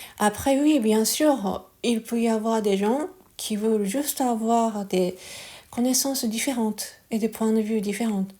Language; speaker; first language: French; non-native, fluent; Japanese